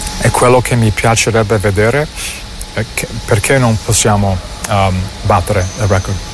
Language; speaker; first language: Italian; non-native, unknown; English